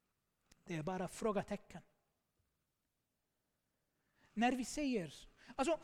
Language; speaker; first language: Swedish; non-native, fluent; Armenian